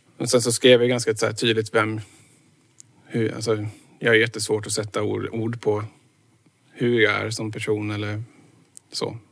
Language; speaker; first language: Swedish; native; Swedish